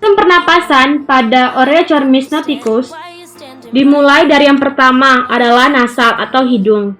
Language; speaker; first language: Indonesian; native; Indonesian